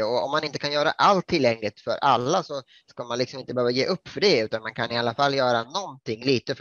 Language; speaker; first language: Swedish; native; Swedish